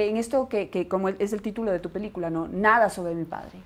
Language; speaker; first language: Spanish; native; Spanish